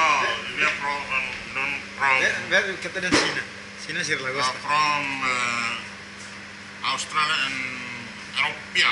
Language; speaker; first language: English; non-native, learner; Vietnamese